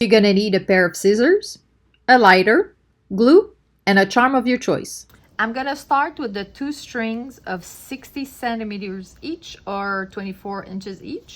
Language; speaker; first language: English; non-native, fluent; French